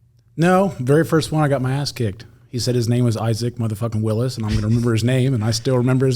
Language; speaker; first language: English; native; English